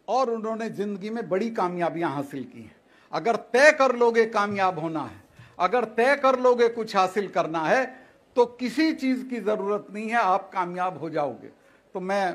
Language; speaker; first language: Hindi; native; Hindi